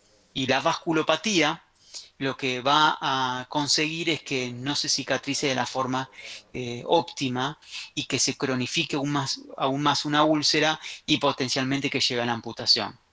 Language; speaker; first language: Spanish; native; Spanish